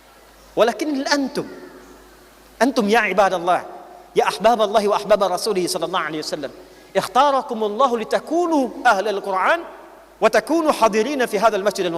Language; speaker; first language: Arabic; non-native, fluent; Indonesian